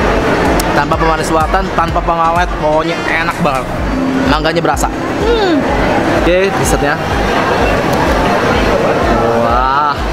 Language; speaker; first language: Indonesian; native; Indonesian